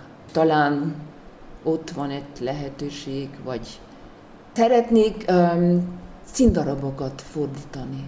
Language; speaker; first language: Hungarian; non-native, fluent; German